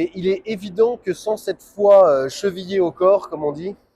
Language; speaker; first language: French; native; French